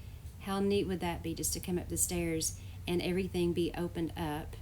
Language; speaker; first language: English; native; English